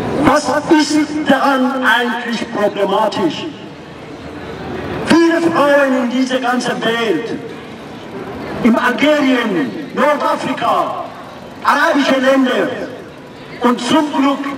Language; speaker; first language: German; non-native, fluent; Persian